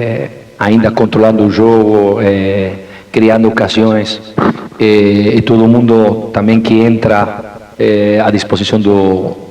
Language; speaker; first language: Portuguese; non-native, fluent; Spanish